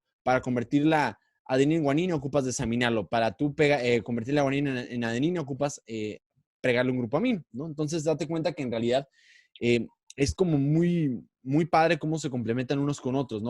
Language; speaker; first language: Spanish; native; Spanish